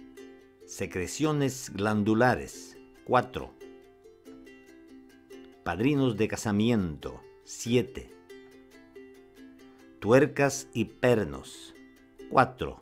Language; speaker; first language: Spanish; non-native, fluent; Russian